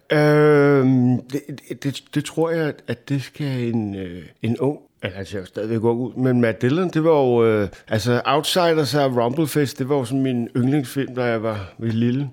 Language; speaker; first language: Danish; native; Danish